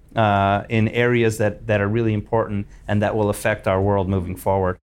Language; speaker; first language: English; native; English